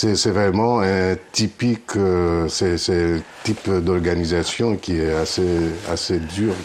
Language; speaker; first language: French; non-native, fluent; Greek